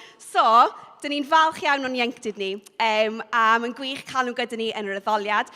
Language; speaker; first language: Welsh; non-native, local second language; English